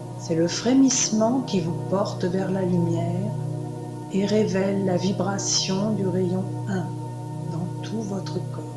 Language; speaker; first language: French; native; French